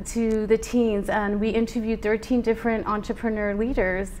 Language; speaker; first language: English; native; English